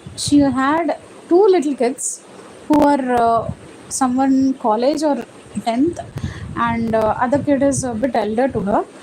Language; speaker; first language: English; non-native, local second language; Telugu